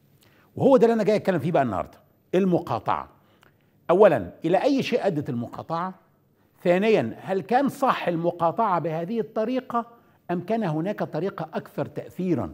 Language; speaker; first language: Arabic; native; Arabic